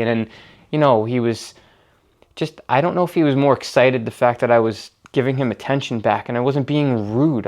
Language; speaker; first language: English; native; English